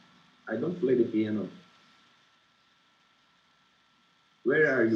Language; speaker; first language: English; non-native, learner; Portuguese